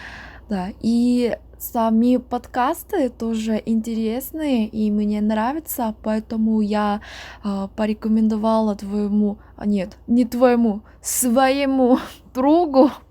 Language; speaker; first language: Russian; non-native, learner; Korean